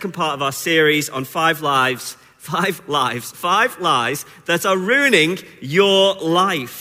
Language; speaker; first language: English; native; English